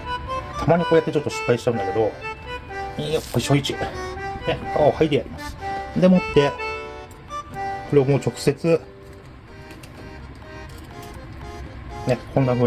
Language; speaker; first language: Japanese; native; Japanese